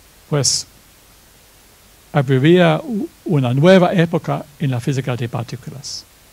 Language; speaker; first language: Spanish; non-native, fluent; English